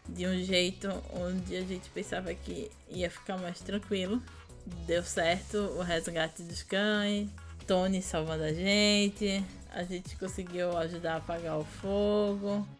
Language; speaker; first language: Portuguese; native; Portuguese